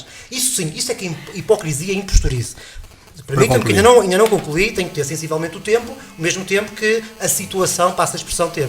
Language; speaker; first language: Portuguese; native; Portuguese